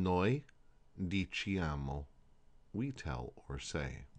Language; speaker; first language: Italian; non-native, fluent; English